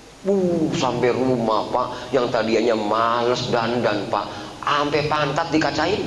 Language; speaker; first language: Indonesian; native; Indonesian